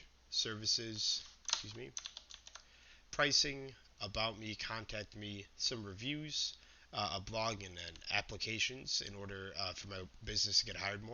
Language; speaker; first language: English; native; English